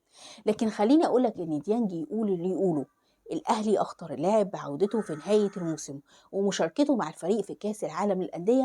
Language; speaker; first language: Arabic; native; Arabic